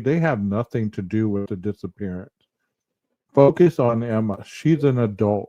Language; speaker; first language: English; native; English